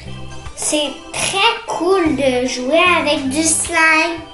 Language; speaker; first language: French; non-native, learner; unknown